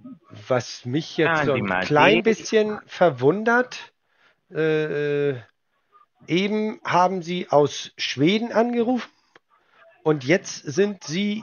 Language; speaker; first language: German; native; German